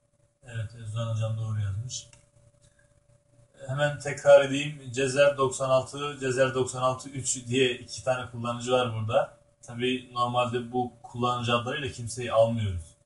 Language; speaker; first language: Turkish; native; Turkish